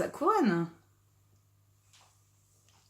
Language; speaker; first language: French; native; French